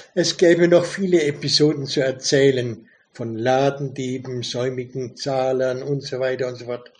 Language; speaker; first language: German; native; German